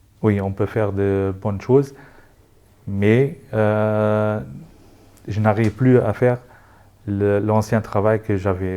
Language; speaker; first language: French; non-native, local second language; Luxembourgish